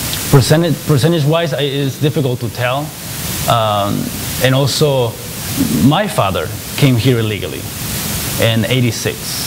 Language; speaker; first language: English; non-native, fluent; Spanish